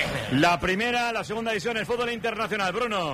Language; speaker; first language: Spanish; native; Spanish